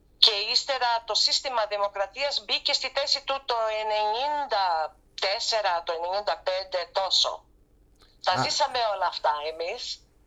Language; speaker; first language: Greek; early bilingual, heritage; Greek